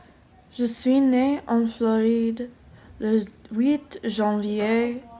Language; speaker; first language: French; non-native, learner; English